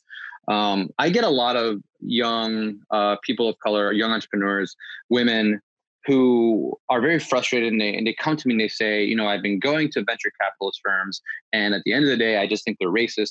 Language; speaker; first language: English; native; English